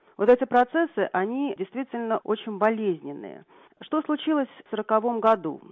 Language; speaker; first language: Russian; native; Russian